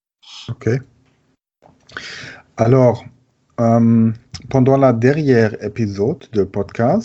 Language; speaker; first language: French; non-native, learner; German